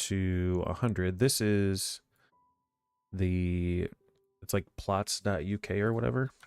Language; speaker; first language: English; native; English